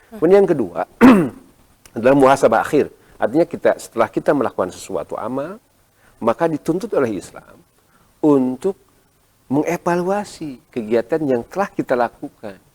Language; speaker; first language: Indonesian; non-native, local second language; Sundanese